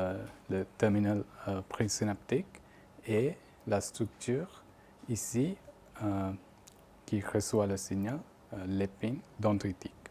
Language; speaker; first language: French; non-native, fluent; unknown